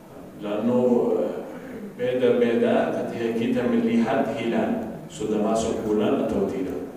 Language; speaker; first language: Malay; non-native, fluent; Arabic